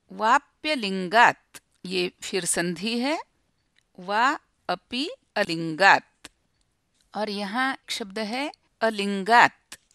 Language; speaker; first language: Hindi; non-native, local second language; Marathi